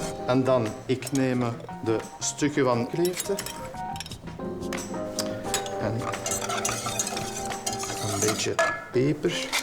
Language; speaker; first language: Dutch; non-native, learner; French